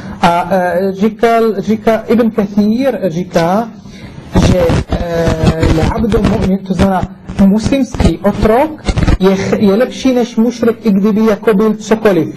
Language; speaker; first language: Czech; non-native, fluent; Arabic